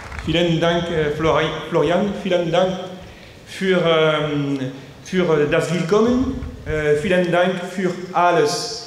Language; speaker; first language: German; non-native, learner; French